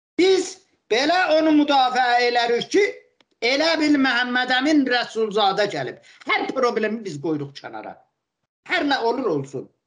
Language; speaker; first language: Azerbaijani; native; Azerbaijani